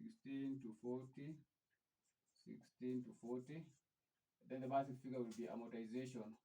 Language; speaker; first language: English; non-native, local second language; Swahili